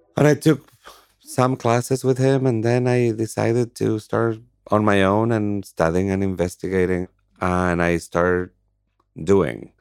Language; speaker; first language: English; non-native, fluent; Spanish